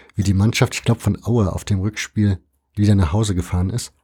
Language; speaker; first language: German; native; German